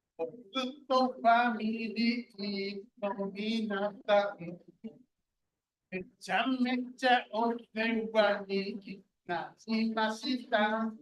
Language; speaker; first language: Japanese; native; Japanese